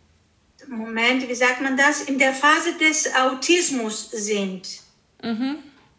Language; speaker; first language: German; early bilingual, other home language; Greek